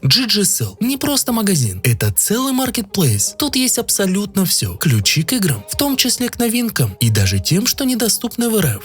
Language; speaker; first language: Russian; native; Russian